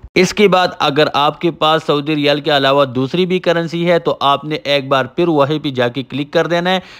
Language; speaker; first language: Urdu; native; Urdu